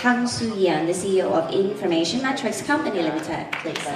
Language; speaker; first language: English; non-native, fluent; Thai